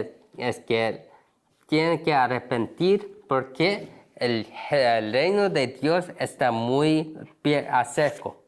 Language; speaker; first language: Spanish; non-native, learner; Korean